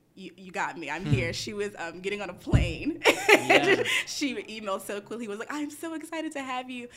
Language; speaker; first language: English; native; English